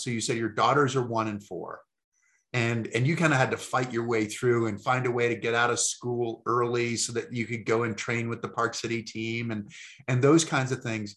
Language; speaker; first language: English; native; English